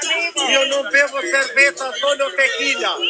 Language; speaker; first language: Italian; non-native, learner; Albanian